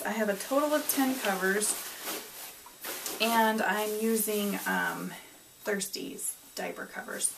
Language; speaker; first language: English; native; English